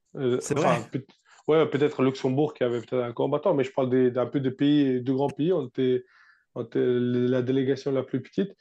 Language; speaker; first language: French; non-native, fluent; Russian